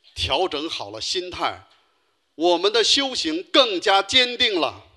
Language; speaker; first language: Chinese; native; Chinese